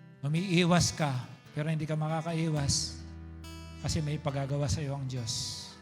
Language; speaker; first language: Filipino; non-native, local second language; Pampanga